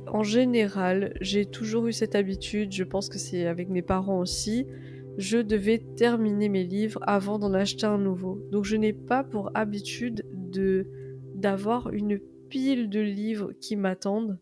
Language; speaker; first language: French; native; French